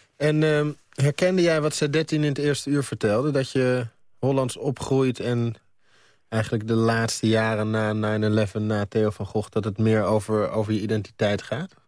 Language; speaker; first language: Dutch; native; Dutch